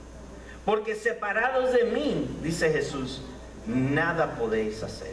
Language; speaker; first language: Spanish; native; Spanish